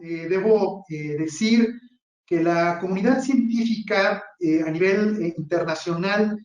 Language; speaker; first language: Spanish; native; Spanish